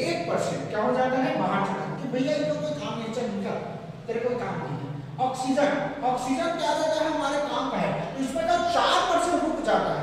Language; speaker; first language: Hindi; non-native, local second language; Chhattisgarhi